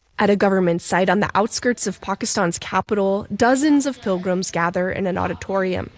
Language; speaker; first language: English; native; English